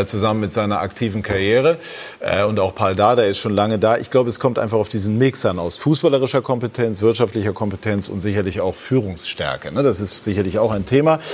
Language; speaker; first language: German; native; German